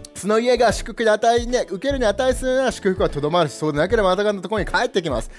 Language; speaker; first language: Japanese; early bilingual, other home language; English